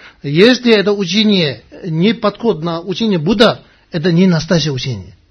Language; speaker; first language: Russian; non-native, learner; Tibetan